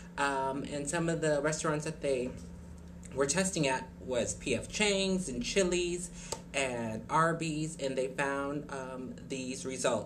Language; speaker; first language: English; native; English